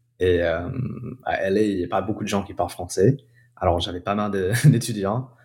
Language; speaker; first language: French; non-native, fluent; English